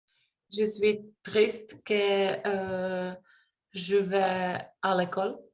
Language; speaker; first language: French; non-native, learner; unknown